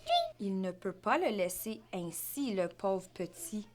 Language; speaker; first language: French; native; French